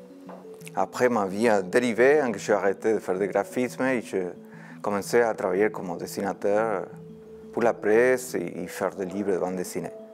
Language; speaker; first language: French; non-native, fluent; Spanish